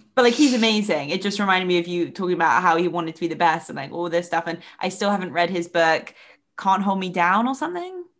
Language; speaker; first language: English; native; English